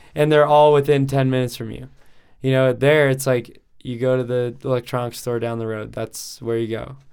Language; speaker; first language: English; native; English